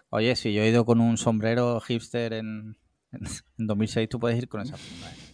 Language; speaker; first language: Spanish; native; Spanish